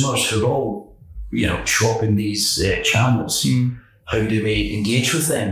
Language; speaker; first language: English; native; English